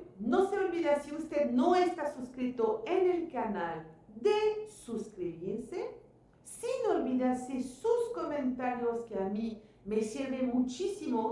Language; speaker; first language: Spanish; non-native, fluent; French